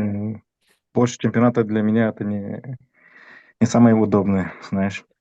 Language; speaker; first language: Russian; non-native, fluent; Romanian